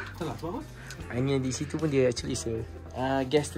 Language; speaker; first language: Malay; native; Malay